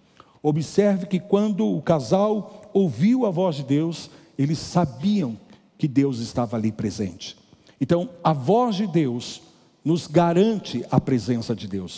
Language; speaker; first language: Portuguese; native; Portuguese